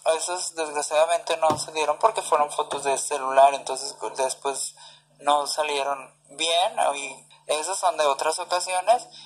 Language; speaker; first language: Spanish; native; Spanish